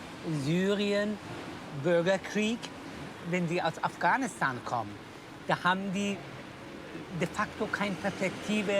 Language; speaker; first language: German; non-native, fluent; Persian